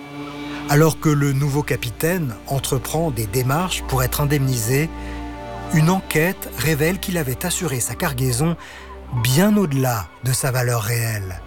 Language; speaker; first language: French; native; French